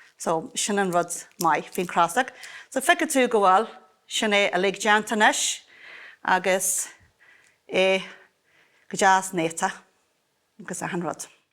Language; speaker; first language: Irish; native; Irish